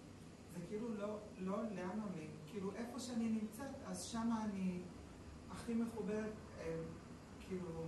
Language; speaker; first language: Hebrew; native; Hebrew